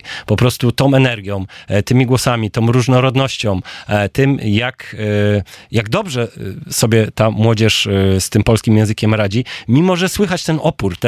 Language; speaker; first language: Polish; native; Polish